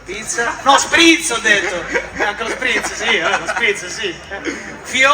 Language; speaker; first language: Italian; native; Italian